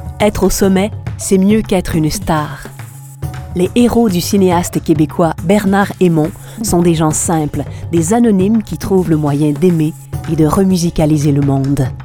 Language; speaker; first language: French; native; French